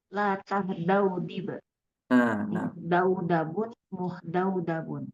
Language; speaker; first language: Arabic; non-native, learner; Indonesian